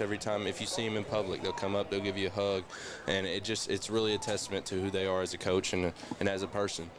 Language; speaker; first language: English; native; English